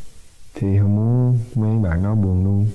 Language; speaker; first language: Vietnamese; early bilingual, heritage; Vietnamese